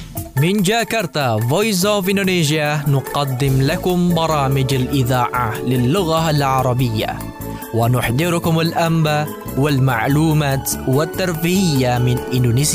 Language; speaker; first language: Arabic; non-native, fluent; Indonesian